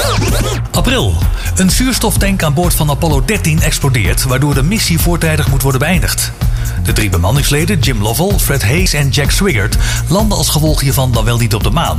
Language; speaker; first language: Dutch; native; Dutch